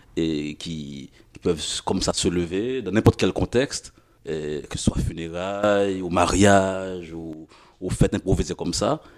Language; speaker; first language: French; non-native, local second language; Haitian Creole